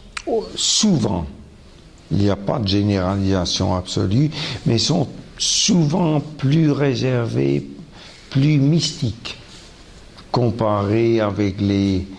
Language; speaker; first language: French; non-native, local second language; German